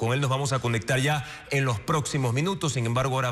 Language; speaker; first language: Spanish; native; Spanish